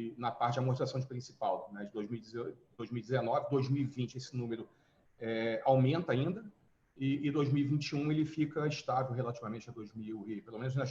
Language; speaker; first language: Portuguese; native; Portuguese